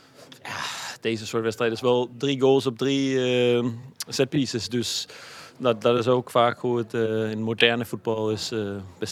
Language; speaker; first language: Dutch; non-native, fluent; Danish